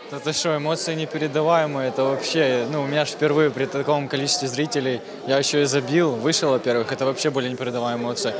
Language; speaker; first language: Russian; native; Russian